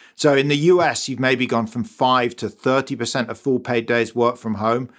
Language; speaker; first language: English; native; English